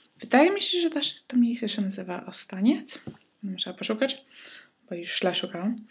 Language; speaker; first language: Polish; early bilingual, heritage; Polish